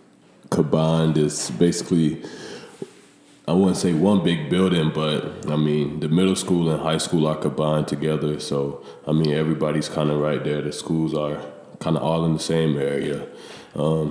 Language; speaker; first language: English; native; English